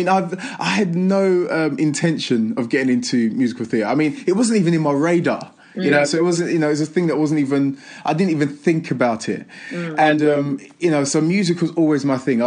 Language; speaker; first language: English; native; English